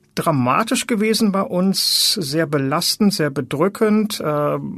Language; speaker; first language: German; native; German